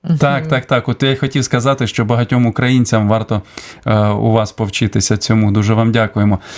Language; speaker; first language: Ukrainian; native; Ukrainian